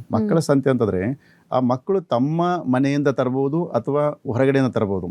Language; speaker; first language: Kannada; native; Kannada